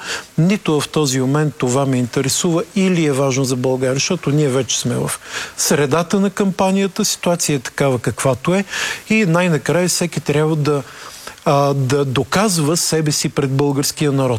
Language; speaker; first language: Bulgarian; native; Bulgarian